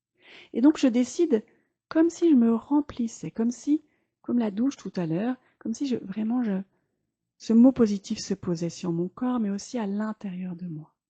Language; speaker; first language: French; native; French